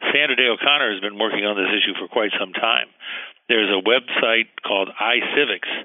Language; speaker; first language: English; early bilingual, heritage; Spanish